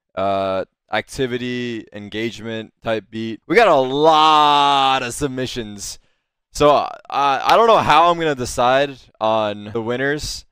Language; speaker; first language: English; early bilingual, heritage; Turkish